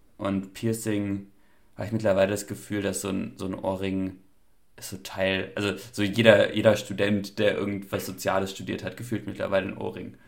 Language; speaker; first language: German; native; German